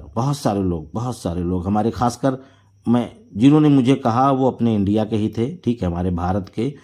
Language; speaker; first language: Hindi; native; Hindi